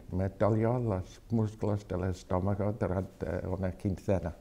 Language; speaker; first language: Spanish; non-native, fluent; English